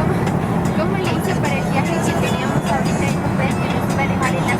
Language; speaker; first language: Spanish; native; Spanish